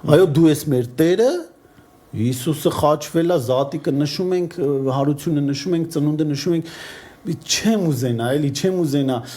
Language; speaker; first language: Armenian; native; Armenian